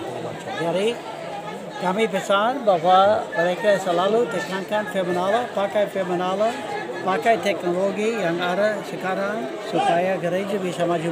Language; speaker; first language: Indonesian; non-native, fluent; English